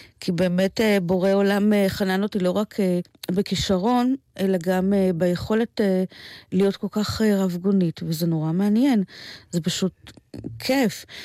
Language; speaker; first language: Hebrew; native; Hebrew